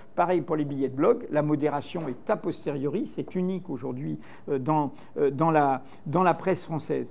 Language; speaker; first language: French; native; French